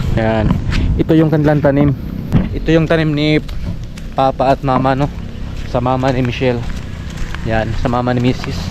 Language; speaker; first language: Filipino; non-native, local second language; Cebuano